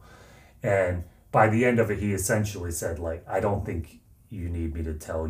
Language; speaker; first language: English; native; English